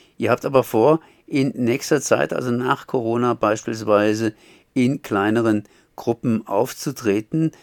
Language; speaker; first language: German; native; German